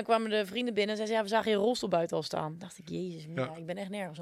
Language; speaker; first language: Dutch; native; Dutch